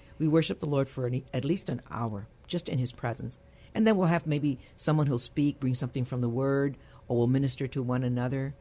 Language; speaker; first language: English; early bilingual, other home language; Spanish